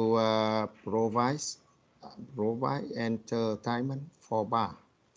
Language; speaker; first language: English; non-native, learner; Vietnamese